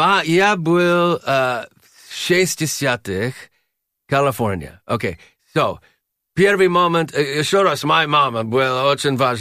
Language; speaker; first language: Russian; non-native, learner; English